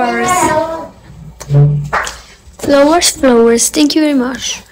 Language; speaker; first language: English; non-native, learner; Spanish